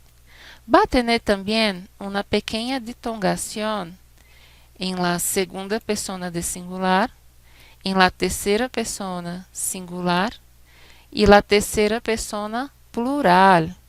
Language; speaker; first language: Spanish; non-native, fluent; Portuguese